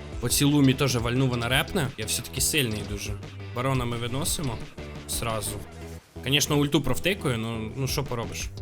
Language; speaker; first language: Ukrainian; non-native, local second language; Russian